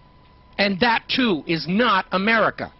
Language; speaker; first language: English; native; English